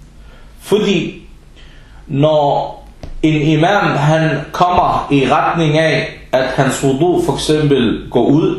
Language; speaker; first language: Danish; early bilingual, other home language; Arabic